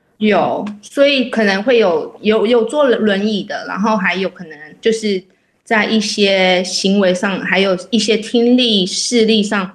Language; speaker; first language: Chinese; native; Chinese